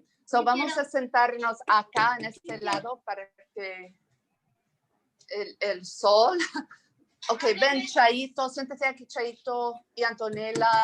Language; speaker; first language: Spanish; non-native, fluent; English